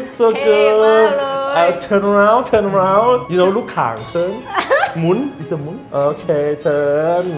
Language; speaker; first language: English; non-native, learner; Thai